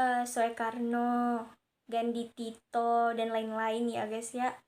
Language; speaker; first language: Indonesian; native; Indonesian